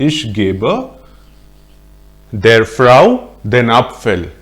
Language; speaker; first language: German; non-native, fluent; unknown